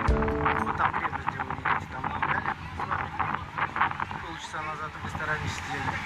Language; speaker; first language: Russian; native; Russian